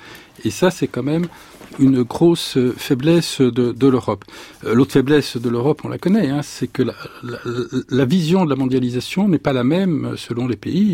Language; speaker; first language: French; native; French